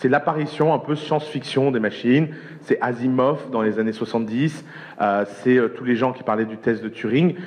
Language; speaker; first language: French; native; French